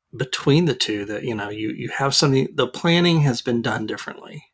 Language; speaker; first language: English; native; English